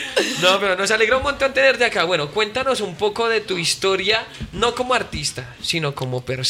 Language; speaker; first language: Spanish; native; Spanish